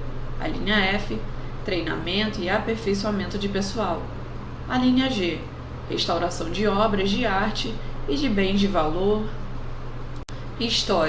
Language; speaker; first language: Portuguese; native; Portuguese